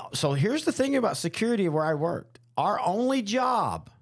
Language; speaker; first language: English; native; English